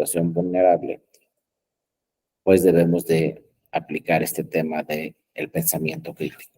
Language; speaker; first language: Spanish; native; Spanish